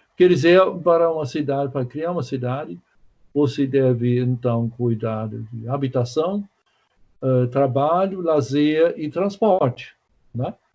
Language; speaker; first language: Portuguese; non-native, fluent; German